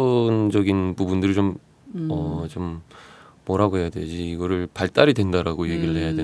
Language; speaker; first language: Korean; non-native, fluent; Turkish